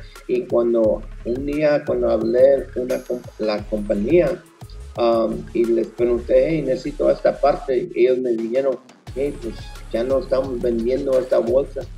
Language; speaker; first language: Spanish; early bilingual, heritage; Spanish